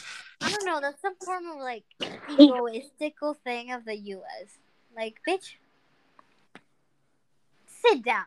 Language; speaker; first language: English; non-native, fluent; Spanish